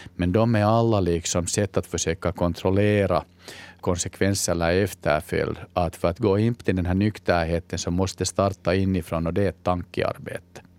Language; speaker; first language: Swedish; native; Swedish